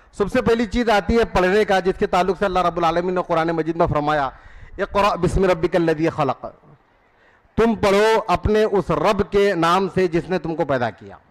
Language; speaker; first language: Urdu; native; Urdu